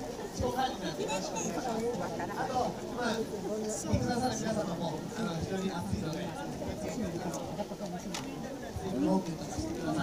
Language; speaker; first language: Japanese; native; Japanese